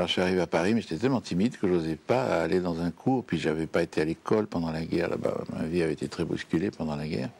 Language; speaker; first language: French; native; French